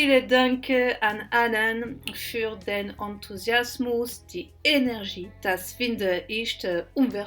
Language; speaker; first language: German; non-native, learner; French